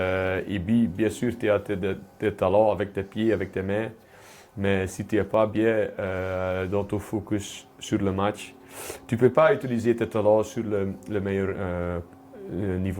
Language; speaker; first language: French; non-native, local second language; Dutch